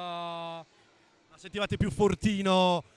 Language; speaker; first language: Italian; native; Italian